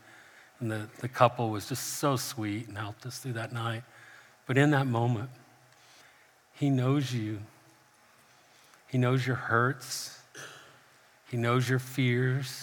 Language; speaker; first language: English; native; English